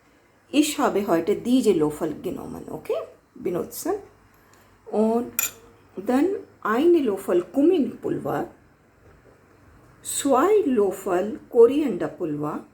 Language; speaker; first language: German; non-native, learner; Hindi